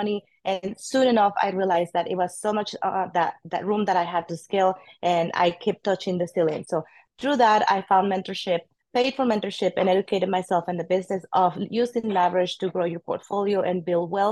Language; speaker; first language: English; non-native, fluent; Spanish